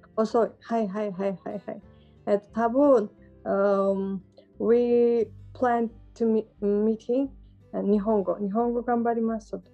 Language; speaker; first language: Japanese; non-native, learner; Georgian